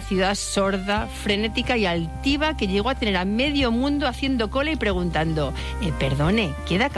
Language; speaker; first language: Spanish; native; Spanish